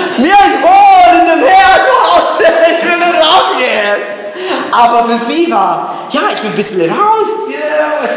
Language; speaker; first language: German; non-native, fluent; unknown